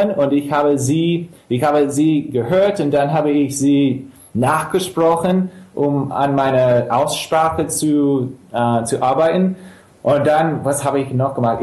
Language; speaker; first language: German; non-native, fluent; English